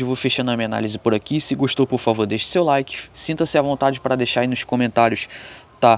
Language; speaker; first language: Portuguese; native; Portuguese